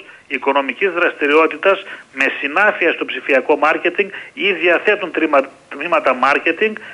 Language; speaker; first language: Greek; native; Greek